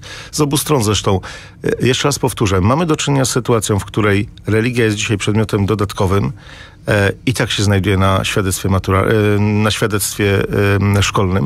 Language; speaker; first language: Polish; native; Polish